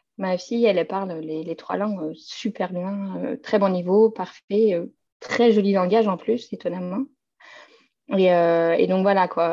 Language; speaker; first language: French; native; French